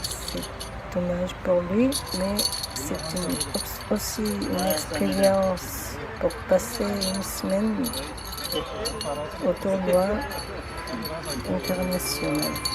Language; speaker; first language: French; non-native, fluent; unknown